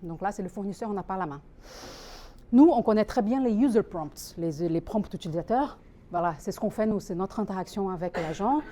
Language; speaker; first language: French; non-native, fluent; Portuguese